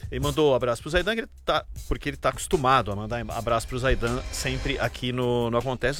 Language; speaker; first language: Portuguese; native; Portuguese